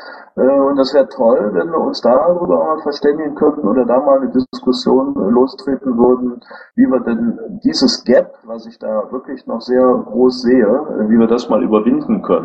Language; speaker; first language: German; native; German